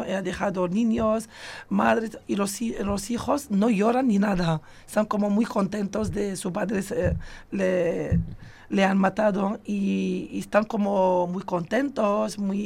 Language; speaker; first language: Spanish; non-native, fluent; Arabic